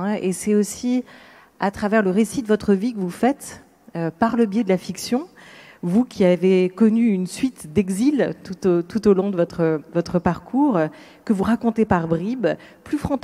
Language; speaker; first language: French; native; French